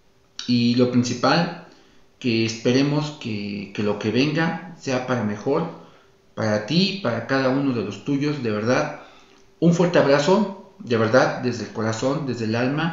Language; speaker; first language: Spanish; native; Spanish